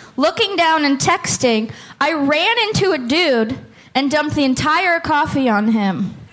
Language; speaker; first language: English; native; English